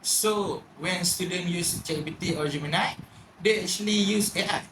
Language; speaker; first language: English; non-native, learner; Malay